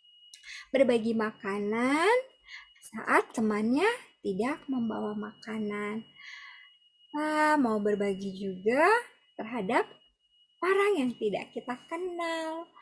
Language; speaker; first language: Indonesian; native; Indonesian